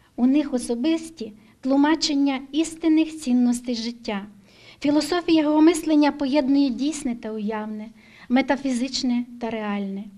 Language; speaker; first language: Ukrainian; native; Ukrainian